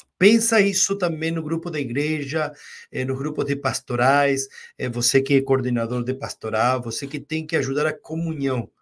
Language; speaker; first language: Portuguese; non-native, fluent; Spanish